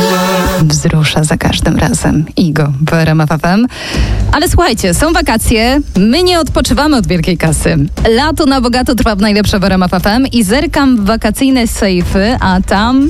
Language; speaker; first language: Polish; native; Polish